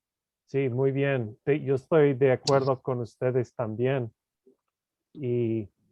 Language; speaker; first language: Spanish; non-native, fluent; English